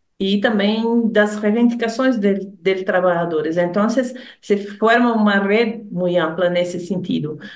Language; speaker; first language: Portuguese; native; Portuguese